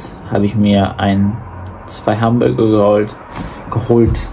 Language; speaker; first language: German; early bilingual, other home language; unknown